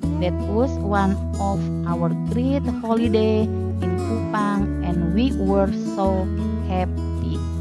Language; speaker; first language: English; non-native, fluent; Indonesian